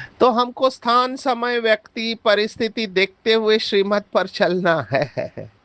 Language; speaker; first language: Hindi; non-native, local second language; Marathi